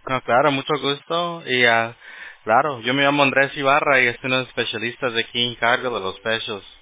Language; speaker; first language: Spanish; early bilingual, heritage; Spanish